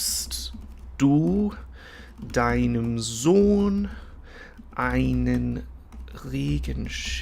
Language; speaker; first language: German; non-native, fluent; English